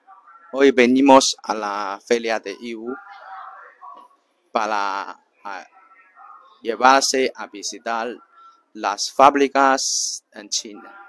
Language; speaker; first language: Spanish; non-native, learner; Chinese